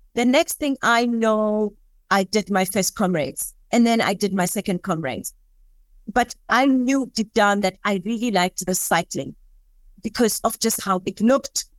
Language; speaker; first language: English; non-native, local second language; Southern Sotho